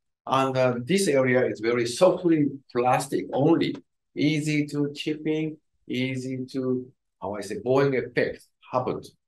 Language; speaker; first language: English; non-native, learner; Japanese